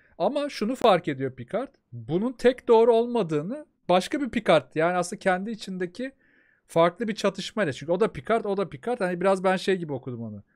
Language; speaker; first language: Turkish; native; Turkish